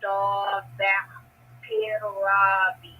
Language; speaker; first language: Arabic; non-native, learner; English